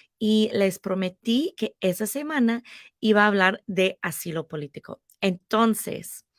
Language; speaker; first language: Spanish; non-native, fluent; English